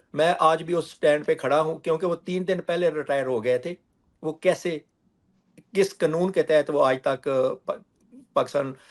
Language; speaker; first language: Urdu; non-native, local second language; Punjabi